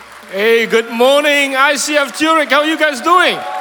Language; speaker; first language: English; non-native, fluent; Indonesian